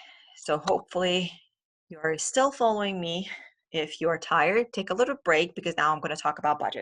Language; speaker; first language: English; non-native, fluent; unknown